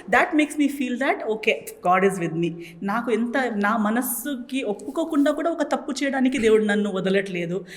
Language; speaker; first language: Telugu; non-native, fluent; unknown